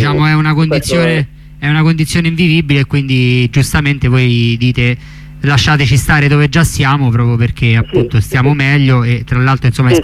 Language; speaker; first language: Italian; native; Italian